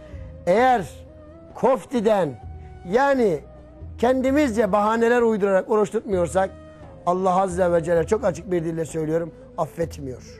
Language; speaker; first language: Turkish; native; Turkish